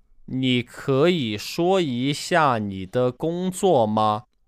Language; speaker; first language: Chinese; non-native, learner; English